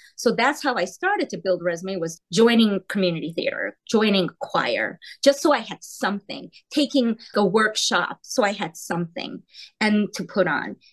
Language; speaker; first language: English; early bilingual, heritage; Korean